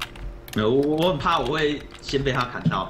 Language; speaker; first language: Chinese; native; Chinese